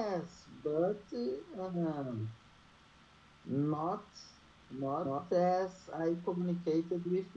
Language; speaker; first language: English; non-native, learner; Portuguese